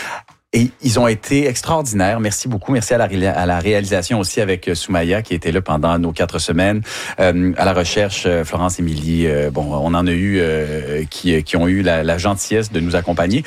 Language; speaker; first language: French; native; French